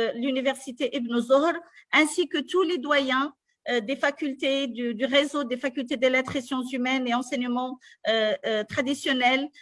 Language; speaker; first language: French; non-native, local second language; Arabic